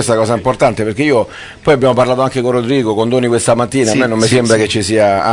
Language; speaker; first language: Italian; native; Italian